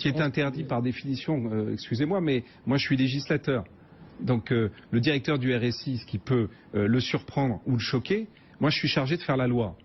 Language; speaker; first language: French; native; French